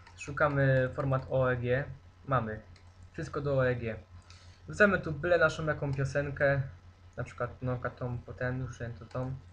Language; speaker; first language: Polish; native; Polish